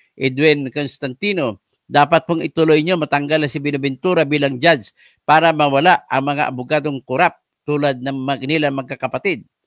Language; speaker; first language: Filipino; non-native, local second language; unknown